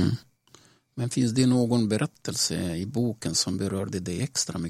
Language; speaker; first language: Swedish; non-native, local second language; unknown